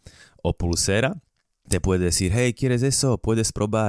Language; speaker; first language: Spanish; non-native, fluent; Slovak